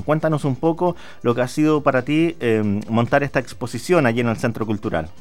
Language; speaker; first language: Spanish; native; Spanish